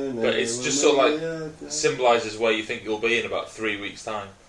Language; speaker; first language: English; native; English